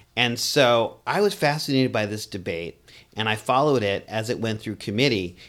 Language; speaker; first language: English; native; English